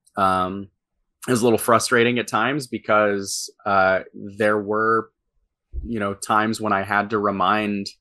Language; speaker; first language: English; native; English